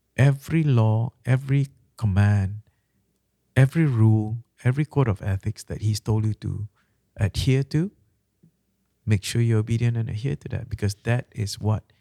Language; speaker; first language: English; non-native, local second language; Malay